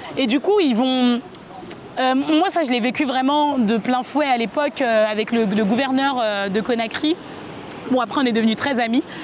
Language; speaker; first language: French; native; French